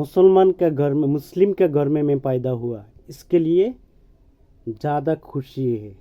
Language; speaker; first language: Hindi; non-native, learner; Bangla